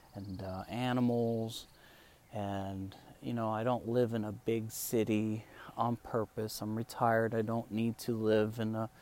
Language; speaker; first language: English; non-native, fluent; Spanish